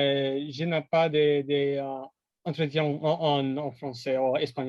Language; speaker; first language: French; non-native, learner; English